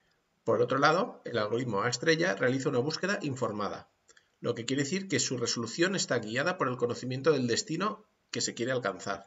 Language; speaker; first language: Spanish; native; Spanish